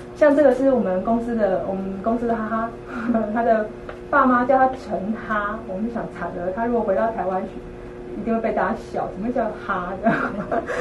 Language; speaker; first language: Chinese; native; Chinese